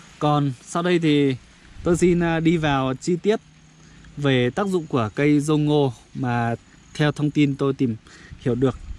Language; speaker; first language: Vietnamese; non-native, local second language; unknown